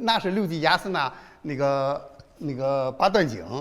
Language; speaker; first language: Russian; non-native, learner; Chinese